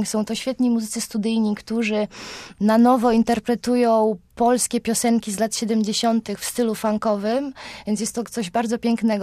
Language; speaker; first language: Polish; native; Polish